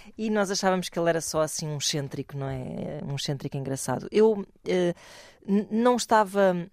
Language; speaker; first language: Portuguese; native; Portuguese